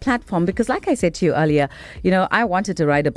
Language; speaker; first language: English; native; English